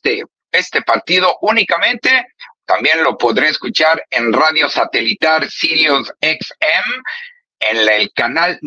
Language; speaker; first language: Spanish; native; Spanish